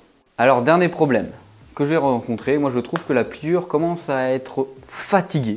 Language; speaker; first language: French; native; French